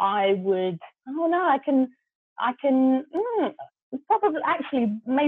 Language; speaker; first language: English; non-native, local second language; Gujarati